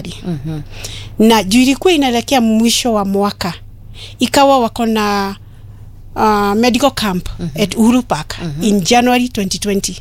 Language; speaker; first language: Swahili; non-native, local second language; Kikuyu